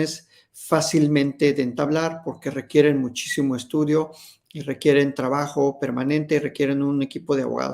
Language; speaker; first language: Spanish; native; Spanish